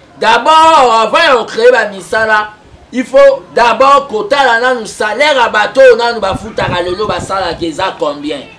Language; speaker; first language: Lingala; native; Lingala